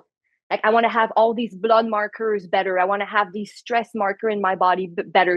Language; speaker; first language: English; non-native, fluent; French